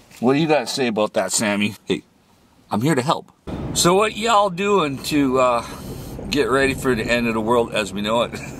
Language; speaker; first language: English; native; English